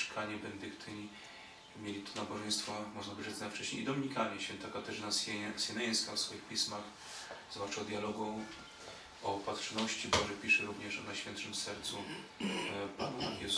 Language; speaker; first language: Polish; native; Polish